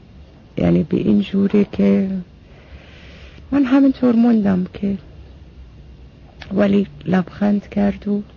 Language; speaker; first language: Persian; non-native, fluent; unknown